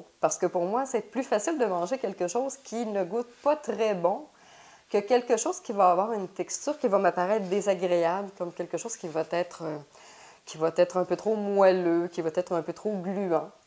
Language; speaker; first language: French; native; French